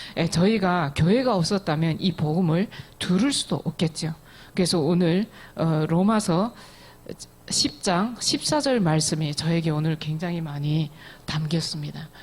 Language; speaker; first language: Korean; native; Korean